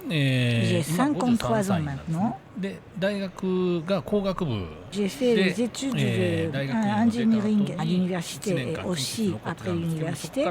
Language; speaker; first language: French; non-native, fluent; Japanese